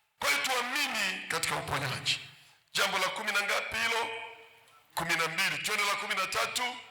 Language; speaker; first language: Swahili; native; Swahili